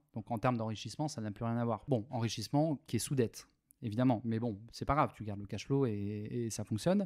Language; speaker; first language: French; native; French